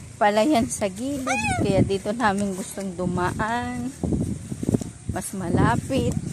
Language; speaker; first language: Filipino; native; Filipino